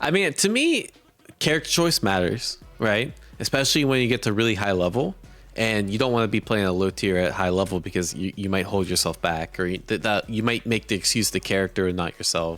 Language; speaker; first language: English; native; English